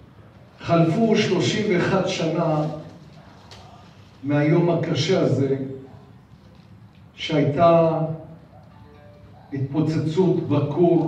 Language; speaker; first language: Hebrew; non-native, fluent; Russian